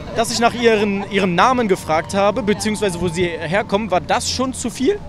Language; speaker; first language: German; native; German